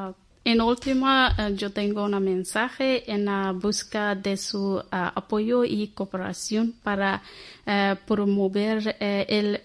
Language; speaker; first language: Spanish; non-native, learner; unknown